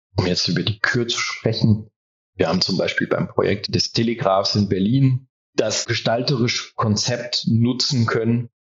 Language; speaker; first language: German; early bilingual, heritage; French